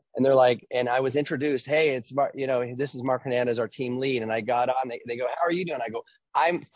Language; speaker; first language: English; native; English